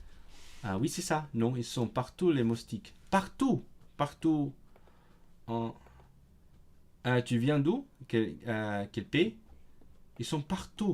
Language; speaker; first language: French; non-native, fluent; Cantonese